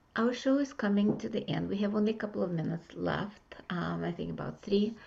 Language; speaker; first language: English; non-native, fluent; Russian